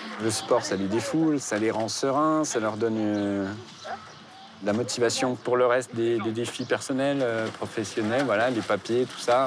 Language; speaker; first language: French; native; French